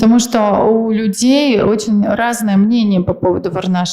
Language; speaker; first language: Russian; native; Russian